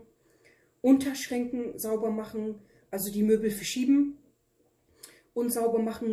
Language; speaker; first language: German; early bilingual, other home language; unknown